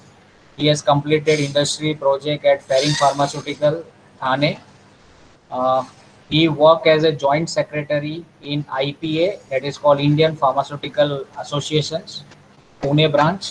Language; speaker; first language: English; non-native, local second language; Gujarati